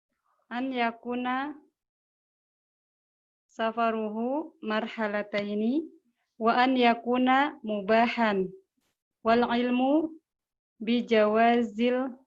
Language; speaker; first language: Arabic; non-native, learner; Indonesian